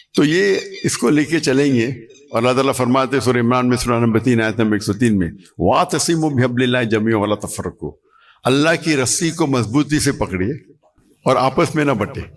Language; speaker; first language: Urdu; non-native, local second language; English